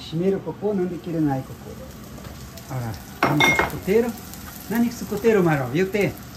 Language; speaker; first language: Japanese; non-native, learner; Portuguese